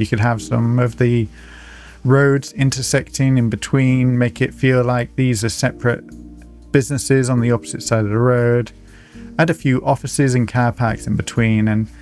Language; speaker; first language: English; native; English